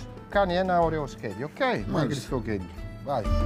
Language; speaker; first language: Greek; non-native, learner; Italian